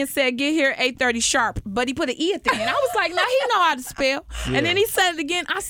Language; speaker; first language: English; native; English